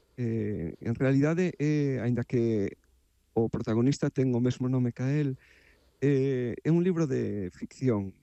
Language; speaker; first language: Galician; native; Galician